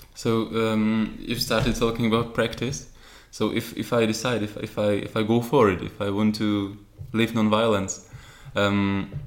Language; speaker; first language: English; non-native, fluent; Czech